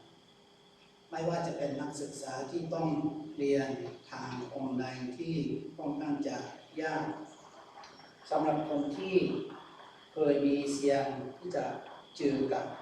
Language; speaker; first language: Thai; non-native, local second language; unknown